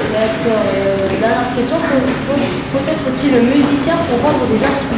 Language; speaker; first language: French; native; French